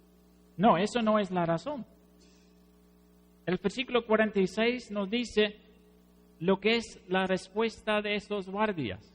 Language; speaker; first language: Spanish; non-native, fluent; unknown